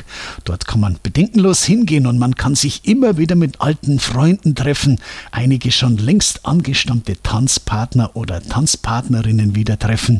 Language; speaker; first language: German; native; German